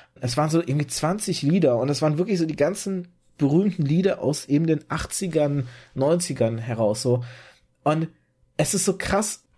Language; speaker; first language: German; early bilingual, other home language; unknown